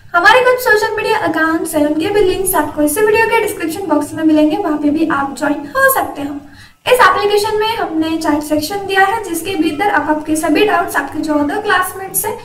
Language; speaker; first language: Hindi; non-native, local second language; Marathi